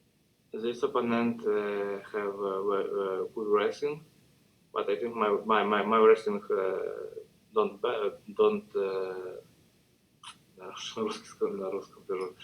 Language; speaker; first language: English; non-native, learner; Russian